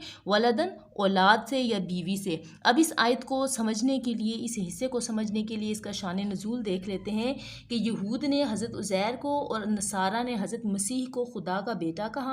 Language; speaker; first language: Urdu; native; Urdu